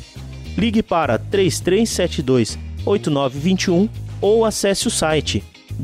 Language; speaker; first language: Portuguese; native; Portuguese